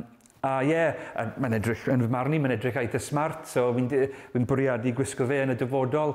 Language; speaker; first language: Welsh; non-native, learner; English